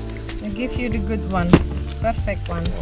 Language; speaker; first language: English; non-native, learner; Indonesian